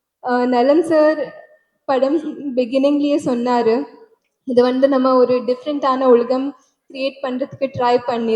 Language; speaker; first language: Tamil; non-native, learner; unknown